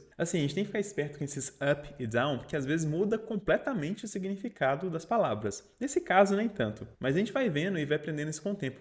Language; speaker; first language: Portuguese; native; Portuguese